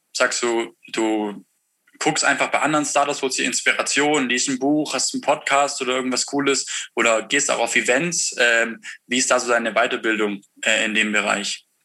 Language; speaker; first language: German; native; German